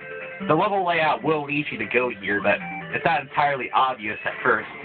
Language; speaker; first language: English; native; English